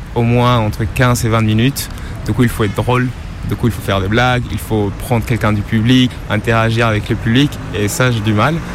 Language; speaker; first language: French; non-native, fluent; Spanish